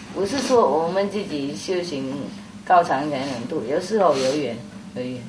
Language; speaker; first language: Chinese; non-native, fluent; Vietnamese